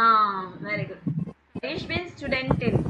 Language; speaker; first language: German; non-native, fluent; Tamil